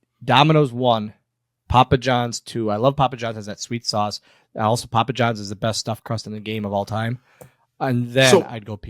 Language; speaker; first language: English; native; English